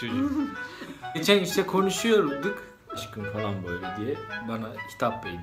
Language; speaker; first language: Turkish; non-native, fluent; Japanese